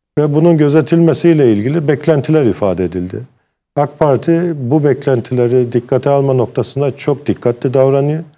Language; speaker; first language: Turkish; early bilingual, heritage; Turkish